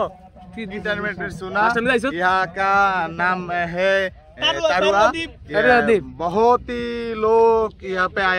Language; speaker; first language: Hindi; non-native, learner; Bangla